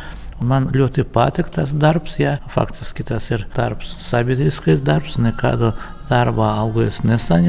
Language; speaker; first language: Latvian; non-native, local second language; Russian